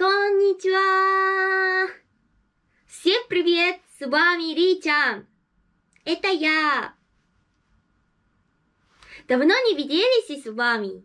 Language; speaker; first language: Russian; non-native, learner; Japanese